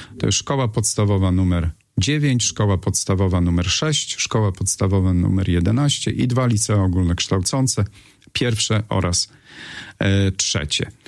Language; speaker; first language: Polish; native; Polish